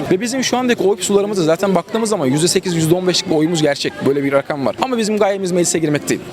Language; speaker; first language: Turkish; native; Turkish